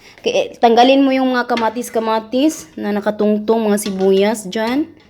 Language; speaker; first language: Filipino; non-native, local second language; Cebuano